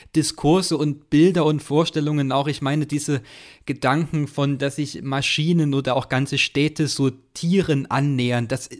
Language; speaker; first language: German; native; German